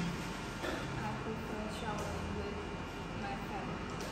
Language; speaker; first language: English; non-native, learner; Vietnamese